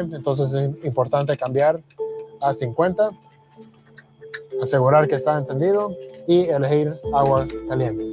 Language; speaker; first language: Spanish; early bilingual, heritage; Spanish